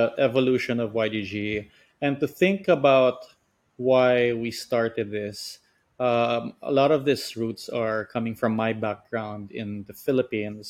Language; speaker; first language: English; non-native, local second language; Filipino